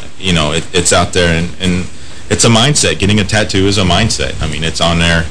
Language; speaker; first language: English; native; English